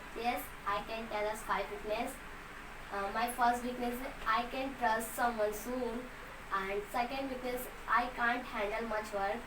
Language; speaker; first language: English; non-native, learner; Hindi